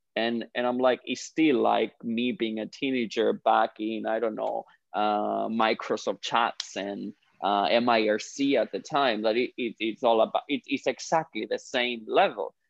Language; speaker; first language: English; non-native, fluent; Greek